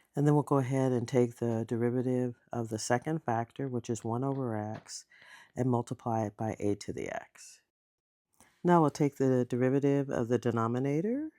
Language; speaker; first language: English; native; English